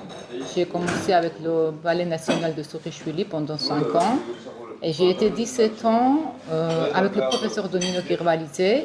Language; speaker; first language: French; non-native, learner; Georgian